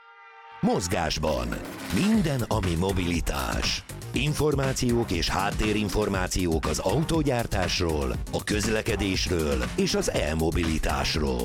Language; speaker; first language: Hungarian; native; Hungarian